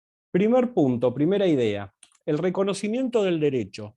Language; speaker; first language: Spanish; native; Spanish